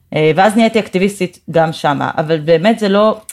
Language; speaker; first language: Hebrew; native; Hebrew